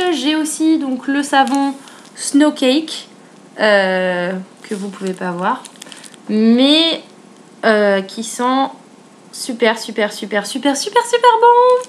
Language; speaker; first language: French; native; French